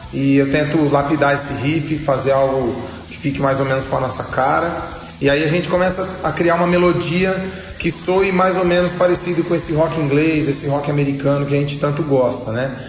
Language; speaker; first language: Portuguese; native; Portuguese